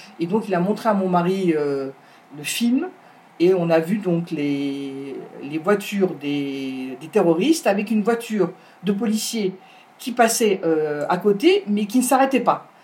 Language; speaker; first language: French; native; French